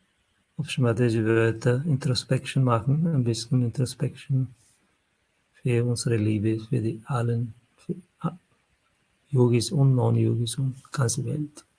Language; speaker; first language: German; non-native, fluent; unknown